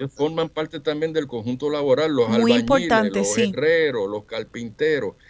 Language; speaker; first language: Spanish; native; Spanish